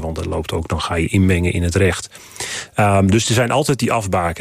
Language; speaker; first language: Dutch; native; Dutch